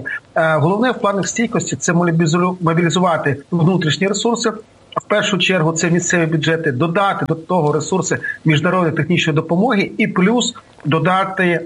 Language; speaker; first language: Ukrainian; native; Ukrainian